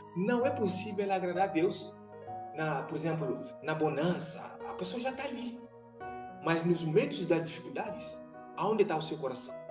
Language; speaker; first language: Portuguese; non-native, fluent; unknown